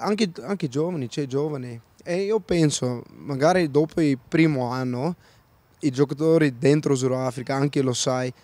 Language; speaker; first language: Italian; non-native, learner; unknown